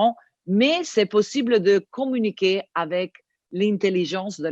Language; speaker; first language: French; non-native, learner; Italian